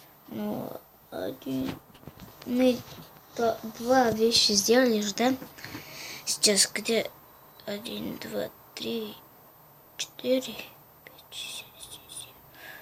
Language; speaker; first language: Russian; non-native, local second language; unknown